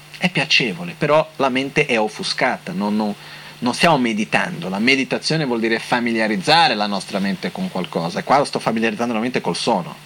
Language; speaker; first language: Italian; non-native, fluent; Portuguese